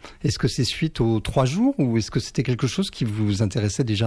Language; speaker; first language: French; native; French